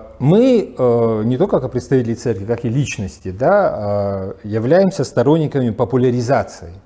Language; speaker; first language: Russian; non-native, local second language; Abkhazian